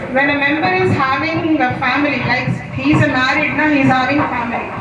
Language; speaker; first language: English; non-native, local second language; Tamil